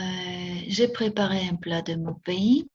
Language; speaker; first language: French; non-native, fluent; Spanish